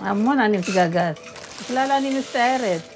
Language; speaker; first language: Hebrew; non-native, learner; Amharic